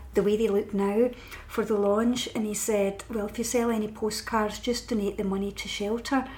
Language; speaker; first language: English; native; English